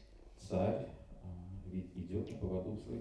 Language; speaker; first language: Russian; native; Russian